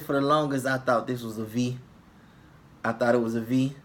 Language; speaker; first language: English; native; English